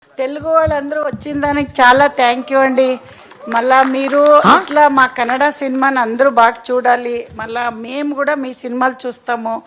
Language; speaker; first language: Telugu; non-native, local second language; Kannada